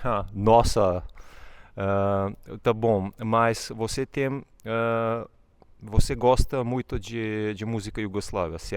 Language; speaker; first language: Portuguese; non-native, fluent; Serbian